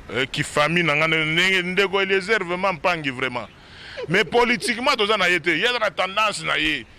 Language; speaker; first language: Lingala; non-native, local second language; Luba-Lulua